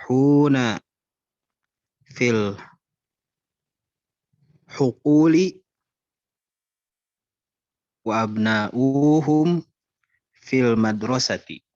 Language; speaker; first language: Arabic; non-native, learner; Indonesian